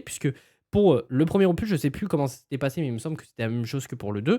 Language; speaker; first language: French; native; French